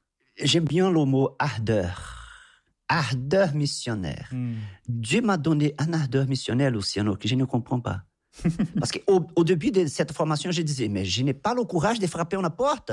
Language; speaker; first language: French; non-native, fluent; Portuguese